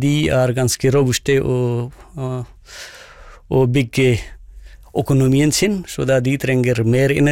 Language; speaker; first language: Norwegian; non-native, fluent; Nepali